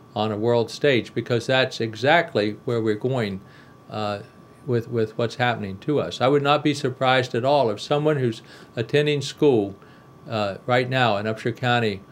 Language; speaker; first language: English; native; English